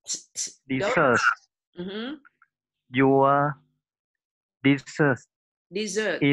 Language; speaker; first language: English; non-native, learner; Thai